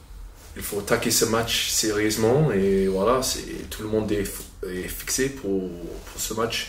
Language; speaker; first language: French; non-native, fluent; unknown